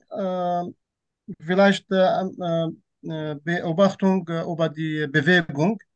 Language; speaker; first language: German; non-native, fluent; Turkish